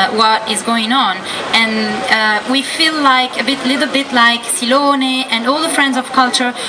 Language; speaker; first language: English; non-native, fluent; Italian